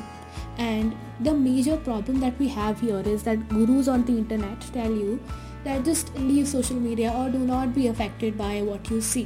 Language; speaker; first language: English; non-native, local second language; Hindi